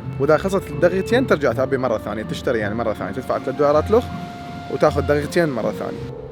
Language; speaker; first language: Arabic; native; Arabic